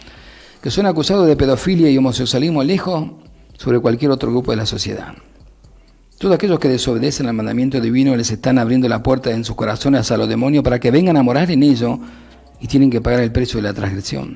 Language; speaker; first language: Spanish; native; Spanish